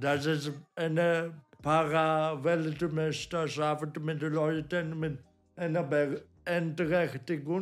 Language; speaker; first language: German; non-native, learner; Polish